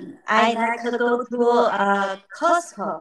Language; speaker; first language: English; non-native, learner; Chinese